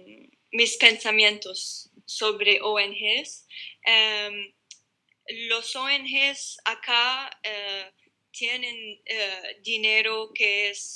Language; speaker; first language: Spanish; non-native, learner; Arabic